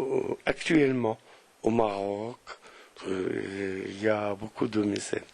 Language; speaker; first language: French; non-native, local second language; Arabic